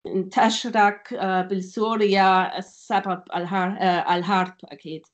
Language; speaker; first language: Arabic; non-native, learner; German